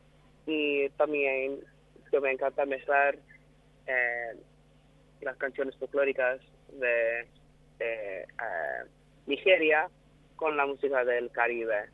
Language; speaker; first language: Spanish; non-native, learner; English